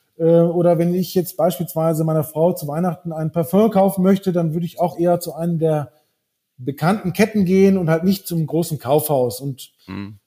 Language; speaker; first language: German; early bilingual, heritage; German